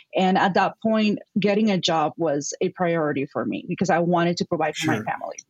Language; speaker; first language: English; non-native, fluent; Spanish